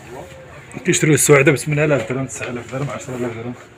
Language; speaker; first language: Arabic; native; Arabic